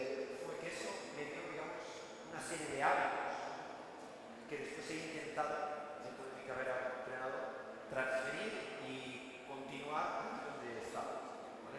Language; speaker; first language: Spanish; native; Spanish